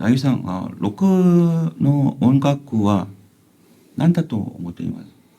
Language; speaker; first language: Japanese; non-native, learner; Korean